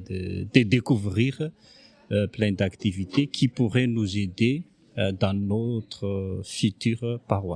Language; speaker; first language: French; non-native, local second language; Malagasy